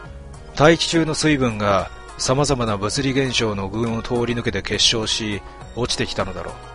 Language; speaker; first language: Japanese; native; Japanese